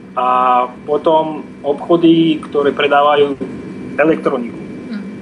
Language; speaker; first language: Slovak; non-native, fluent; Russian